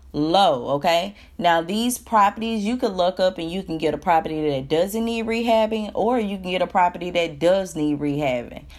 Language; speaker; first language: English; native; English